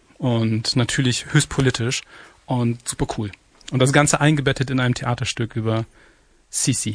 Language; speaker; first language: German; native; German